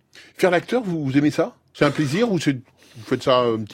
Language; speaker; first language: French; native; French